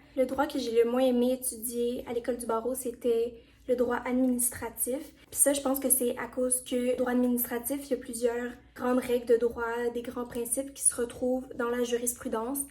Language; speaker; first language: French; native; French